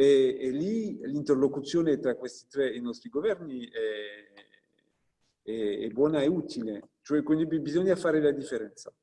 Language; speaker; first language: Italian; non-native, fluent; French